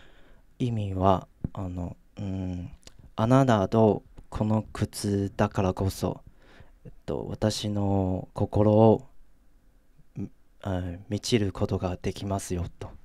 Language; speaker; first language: Japanese; non-native, fluent; Chinese